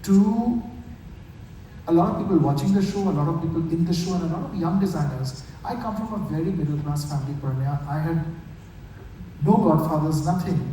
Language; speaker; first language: English; non-native, local second language; Bangla